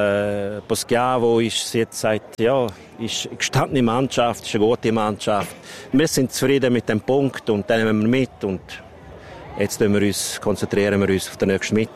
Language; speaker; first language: Swiss German; native; Swiss German